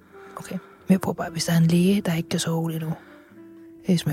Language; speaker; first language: Danish; native; Danish